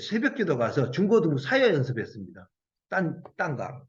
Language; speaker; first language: Korean; native; Korean